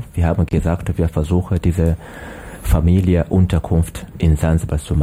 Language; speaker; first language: German; non-native, learner; Swahili